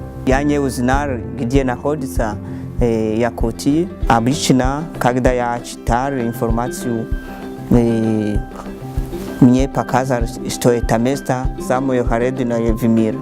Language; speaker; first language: Russian; non-native, learner; Rundi